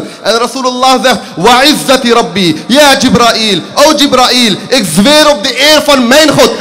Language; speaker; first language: Dutch; early bilingual, other home language; Urdu